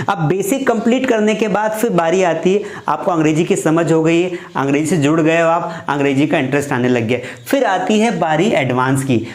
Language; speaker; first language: Hindi; native; Hindi